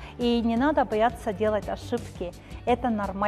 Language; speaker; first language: Russian; non-native, fluent; Estonian